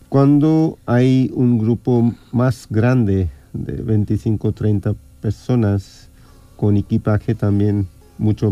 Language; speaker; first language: Spanish; non-native, fluent; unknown